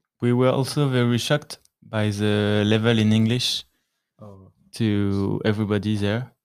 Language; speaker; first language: English; non-native, learner; French